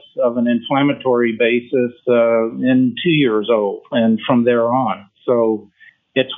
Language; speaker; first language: English; early bilingual, other home language; French